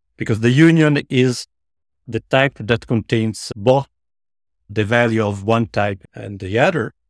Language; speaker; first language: English; non-native, fluent; Italian